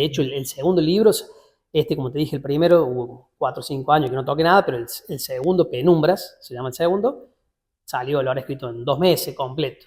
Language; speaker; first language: Spanish; native; Spanish